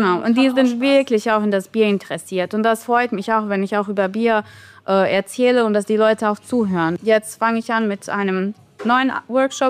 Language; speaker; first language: German; non-native, fluent; Bosnian